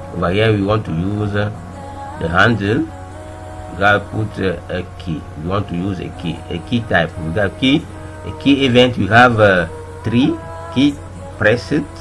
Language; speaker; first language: English; non-native, learner; French